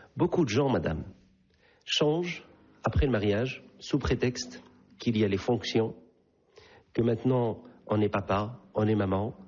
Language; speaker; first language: French; non-native, local second language; Arabic